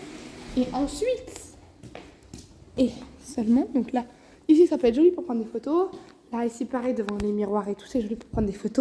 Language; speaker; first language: French; native; French